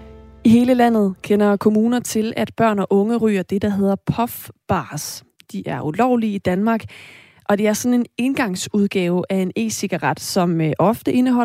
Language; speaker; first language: Danish; native; Danish